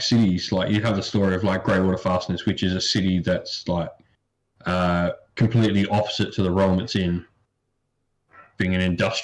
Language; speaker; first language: English; native; English